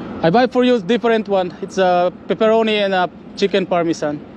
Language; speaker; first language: English; non-native, learner; Filipino